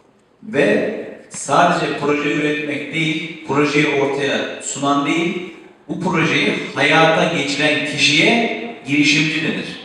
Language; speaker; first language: Turkish; native; Turkish